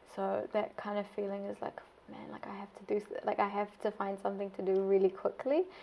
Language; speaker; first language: English; non-native, fluent; Arabic